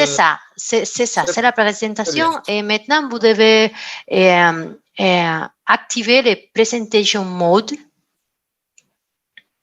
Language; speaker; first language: French; non-native, learner; Spanish